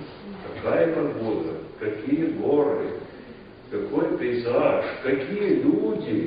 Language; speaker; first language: Russian; non-native, fluent; English